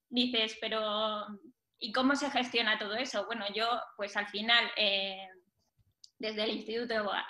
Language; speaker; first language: Spanish; native; Spanish